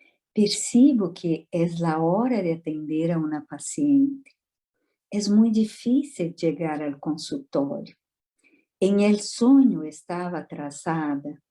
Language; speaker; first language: Spanish; non-native, fluent; Portuguese